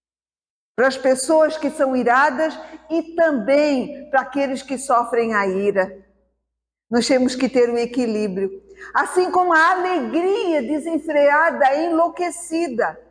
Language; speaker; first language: Portuguese; native; Portuguese